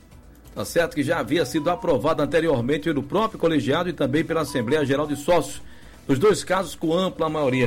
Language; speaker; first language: Portuguese; native; Portuguese